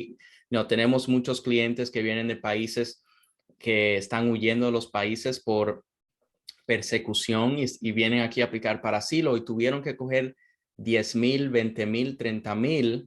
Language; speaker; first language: Spanish; non-native, fluent; English